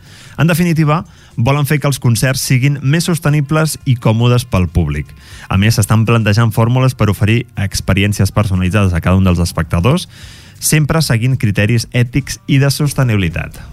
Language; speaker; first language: Catalan; native; Catalan